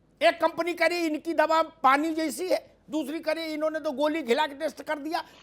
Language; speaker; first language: Hindi; native; Hindi